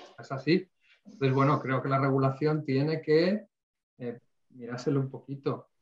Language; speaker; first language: Spanish; native; Spanish